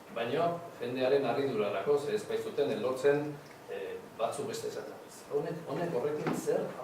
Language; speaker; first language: Basque; native; Basque